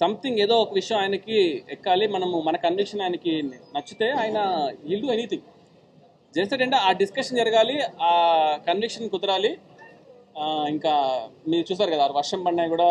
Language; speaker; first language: Telugu; native; Telugu